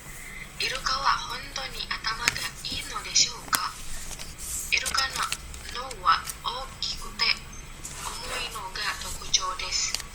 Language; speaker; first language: Japanese; non-native, learner; Indonesian